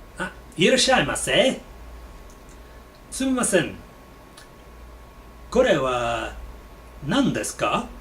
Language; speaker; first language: Japanese; non-native, learner; English